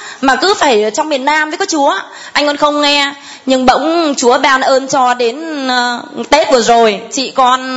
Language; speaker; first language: Vietnamese; native; Vietnamese